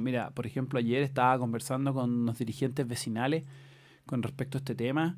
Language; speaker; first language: Spanish; native; Spanish